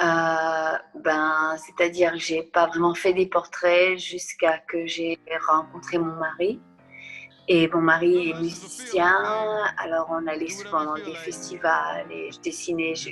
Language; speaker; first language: French; non-native, fluent; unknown